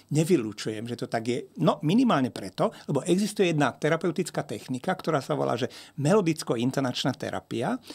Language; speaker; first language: Slovak; non-native, local second language; Hungarian